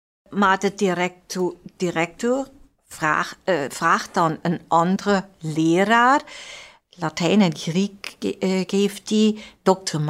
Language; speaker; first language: Dutch; non-native, fluent; English